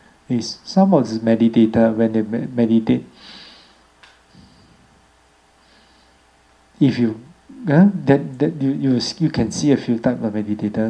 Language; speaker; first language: English; non-native, local second language; Chinese